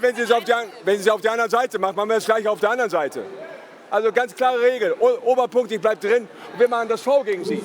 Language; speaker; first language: German; native; German